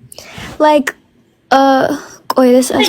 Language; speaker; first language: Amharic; non-native, learner; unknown